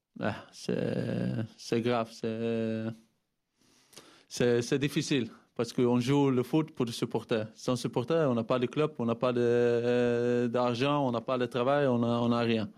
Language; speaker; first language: French; non-native, fluent; Dutch